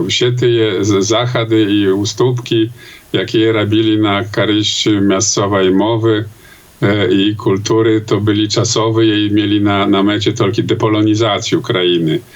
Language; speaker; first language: Polish; non-native, local second language; Belarusian